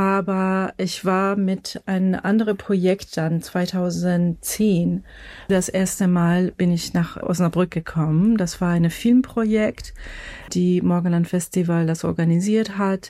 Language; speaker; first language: German; non-native, fluent; Persian